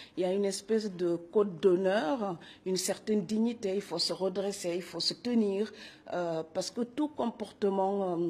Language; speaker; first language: French; non-native, local second language; Serer